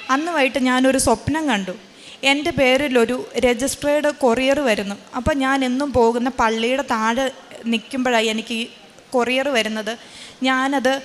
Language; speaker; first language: Malayalam; native; Malayalam